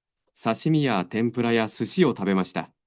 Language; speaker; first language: Japanese; non-native, learner; Indonesian